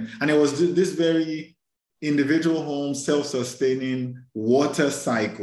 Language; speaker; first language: English; non-native, local second language; Yoruba